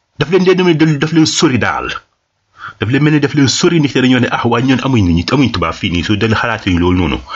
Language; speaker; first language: Wolof; non-native, local second language; Serer